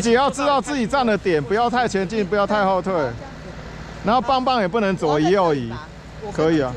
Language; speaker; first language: Chinese; native; Chinese